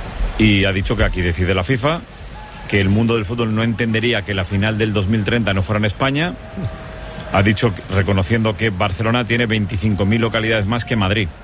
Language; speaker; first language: Spanish; native; Spanish